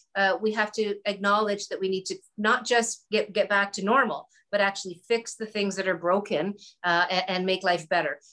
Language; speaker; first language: English; native; English